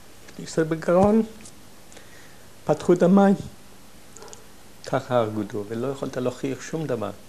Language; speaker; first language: Hebrew; non-native, fluent; German